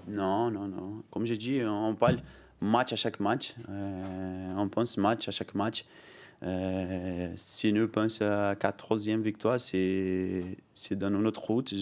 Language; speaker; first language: French; non-native, learner; Portuguese